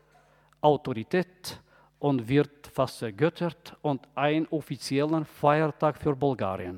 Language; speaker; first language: German; non-native, fluent; Bulgarian